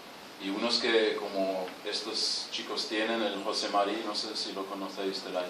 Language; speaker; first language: Spanish; non-native, fluent; German